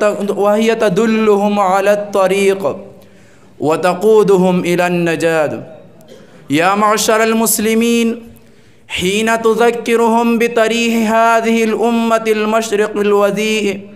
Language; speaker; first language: Arabic; non-native, fluent; Urdu